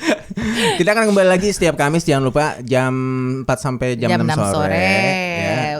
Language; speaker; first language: Indonesian; native; Indonesian